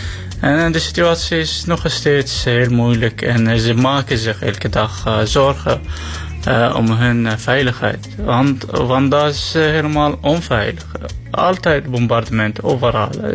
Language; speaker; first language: Dutch; non-native, learner; Arabic